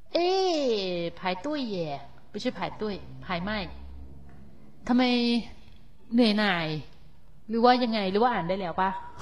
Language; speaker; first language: Thai; native; Thai